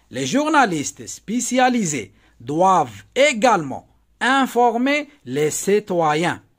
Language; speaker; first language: French; non-native, local second language; Arabic